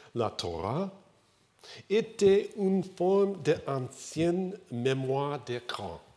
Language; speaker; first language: French; non-native, learner; English